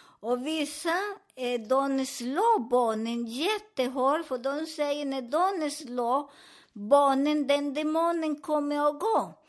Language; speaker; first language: Swedish; non-native, fluent; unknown